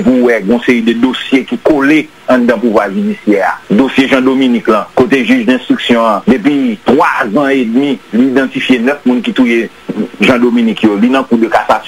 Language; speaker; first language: French; non-native, local second language; Haitian Creole